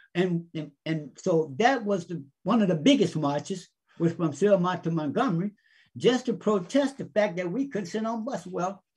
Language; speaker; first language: English; native; English